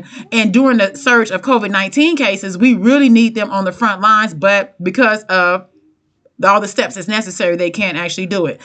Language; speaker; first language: English; native; English